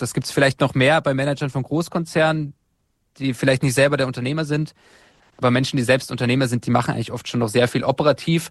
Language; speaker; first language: German; native; German